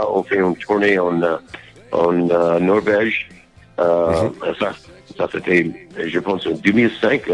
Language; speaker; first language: French; non-native, learner; English